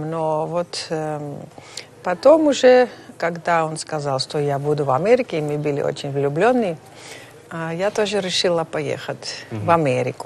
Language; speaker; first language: Russian; non-native, fluent; Dutch